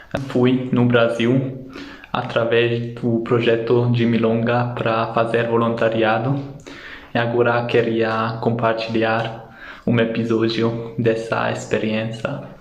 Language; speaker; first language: Portuguese; non-native, learner; Hungarian